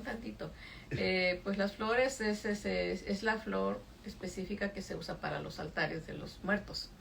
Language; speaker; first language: Spanish; native; Spanish